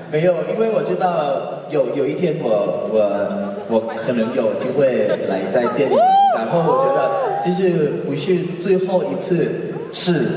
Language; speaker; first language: Chinese; non-native, learner; Thai